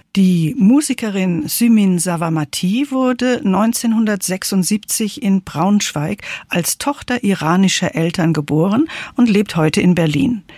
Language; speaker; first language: German; native; German